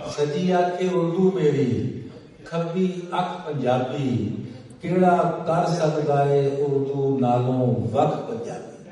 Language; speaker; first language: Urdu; non-native, local second language; Punjabi